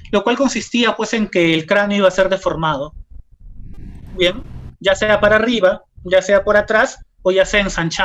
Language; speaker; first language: Spanish; native; Spanish